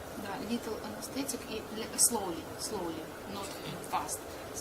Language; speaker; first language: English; non-native, learner; Russian